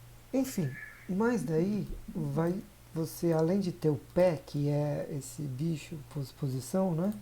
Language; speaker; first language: Portuguese; native; Portuguese